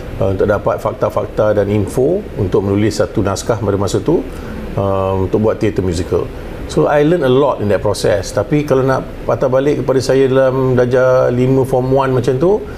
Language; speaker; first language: Malay; native; Malay